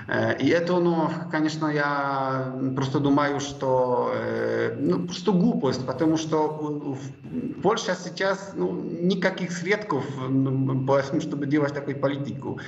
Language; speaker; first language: Russian; non-native, fluent; Polish